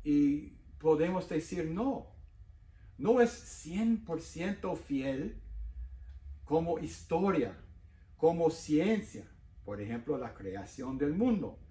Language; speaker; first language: Spanish; non-native, fluent; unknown